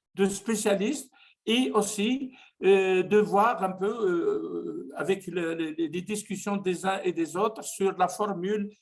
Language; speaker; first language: French; non-native, local second language; Arabic